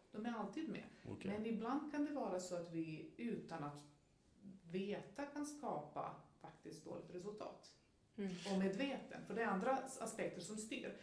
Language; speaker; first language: Swedish; non-native, fluent; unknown